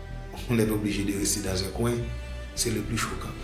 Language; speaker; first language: French; non-native, local second language; Haitian Creole